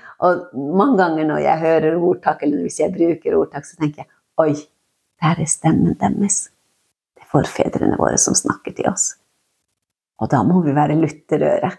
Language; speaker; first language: Norwegian; non-native, local second language; Northern Sami